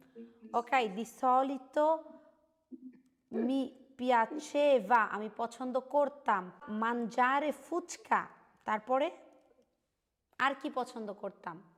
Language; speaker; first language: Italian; non-native, fluent; Bangla